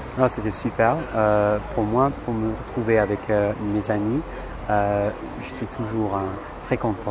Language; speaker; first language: French; non-native, fluent; English